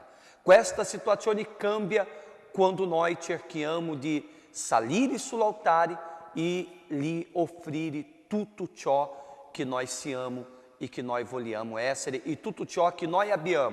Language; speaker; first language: Italian; non-native, fluent; Portuguese